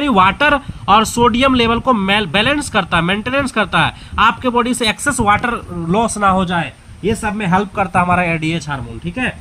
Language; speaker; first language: Hindi; native; Hindi